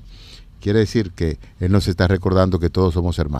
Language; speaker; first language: Spanish; native; Spanish